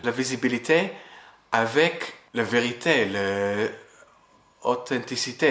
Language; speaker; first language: French; non-native, fluent; English